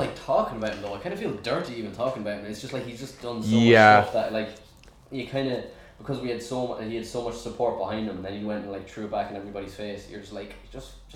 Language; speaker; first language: English; native; English